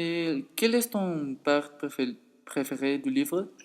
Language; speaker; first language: French; non-native, learner; Spanish